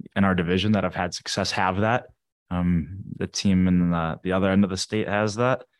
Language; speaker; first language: English; native; English